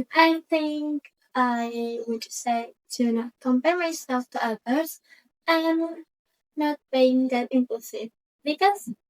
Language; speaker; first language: English; non-native, learner; Indonesian